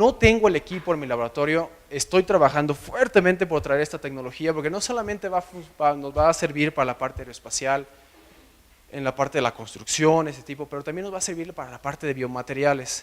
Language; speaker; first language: Spanish; native; Spanish